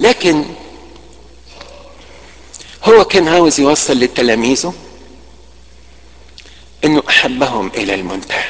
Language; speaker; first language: Arabic; native; Arabic